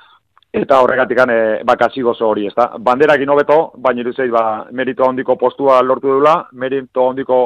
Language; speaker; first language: Basque; native; Basque